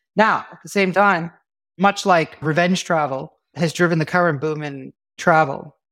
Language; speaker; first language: English; native; English